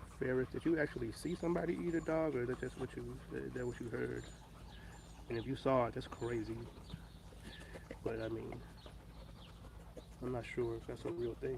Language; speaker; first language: English; native; English